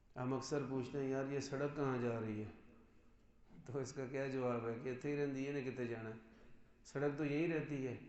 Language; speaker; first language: Urdu; non-native, local second language; Punjabi